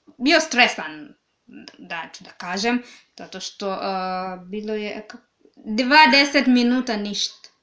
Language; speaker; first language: Serbian; non-native, learner; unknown